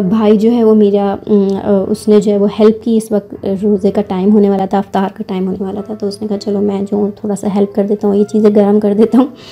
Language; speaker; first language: Urdu; native; Urdu